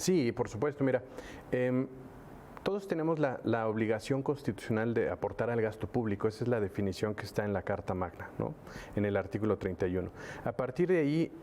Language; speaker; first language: Spanish; native; Spanish